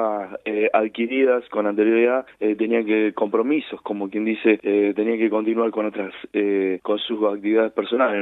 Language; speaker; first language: Spanish; native; Spanish